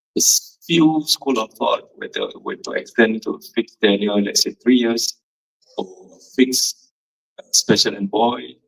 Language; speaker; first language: English; non-native, local second language; Malay